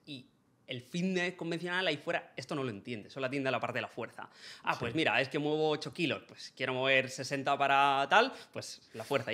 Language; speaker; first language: Spanish; native; Spanish